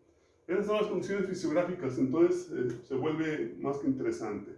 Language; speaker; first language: Spanish; native; Spanish